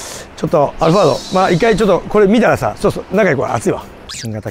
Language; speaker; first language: Japanese; native; Japanese